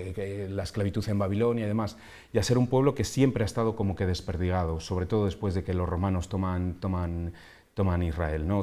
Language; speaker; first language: Spanish; native; Spanish